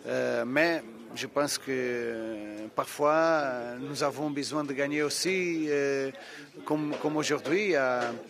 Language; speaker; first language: French; non-native, fluent; Portuguese